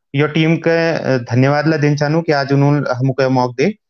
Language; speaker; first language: Hindi; non-native, local second language; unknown